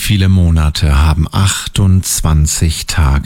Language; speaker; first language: German; native; German